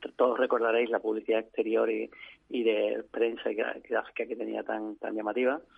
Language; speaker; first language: Spanish; native; Spanish